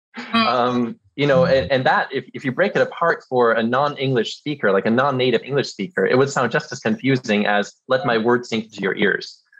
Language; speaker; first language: English; early bilingual, other home language; German